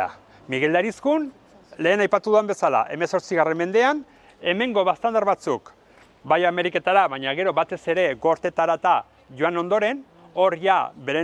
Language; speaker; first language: Basque; native; Basque